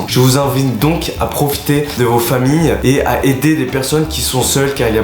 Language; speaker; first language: French; native; French